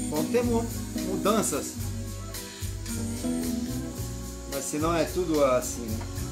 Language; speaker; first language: Portuguese; non-native, fluent; French